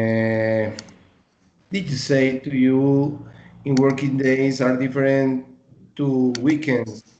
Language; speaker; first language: English; non-native, learner; Spanish